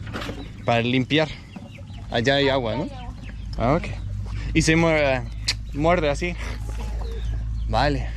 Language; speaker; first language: Spanish; non-native, learner; Danish